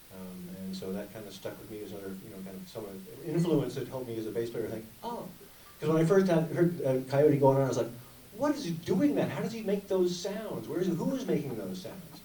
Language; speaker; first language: English; native; English